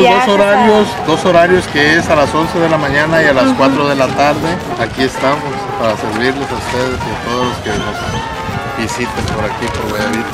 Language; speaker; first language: Spanish; native; Spanish